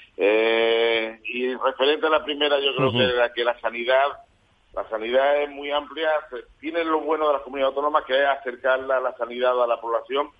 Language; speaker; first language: Spanish; native; Spanish